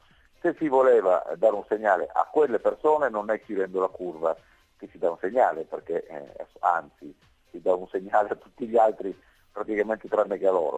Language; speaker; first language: Italian; native; Italian